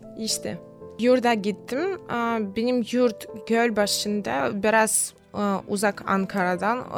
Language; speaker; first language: Turkish; non-native, fluent; Russian